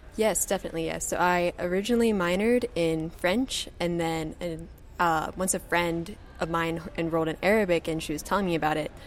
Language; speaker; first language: English; native; English